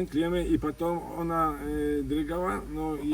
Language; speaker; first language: Russian; non-native, learner; Polish